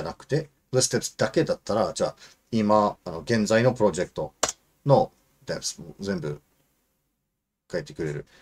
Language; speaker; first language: Japanese; non-native, fluent; English